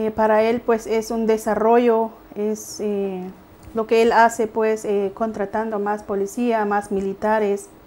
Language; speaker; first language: Spanish; native; Spanish